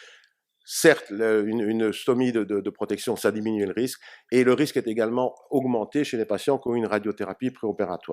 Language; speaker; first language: French; native; French